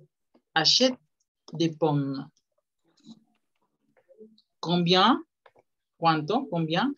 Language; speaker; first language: French; non-native, fluent; Spanish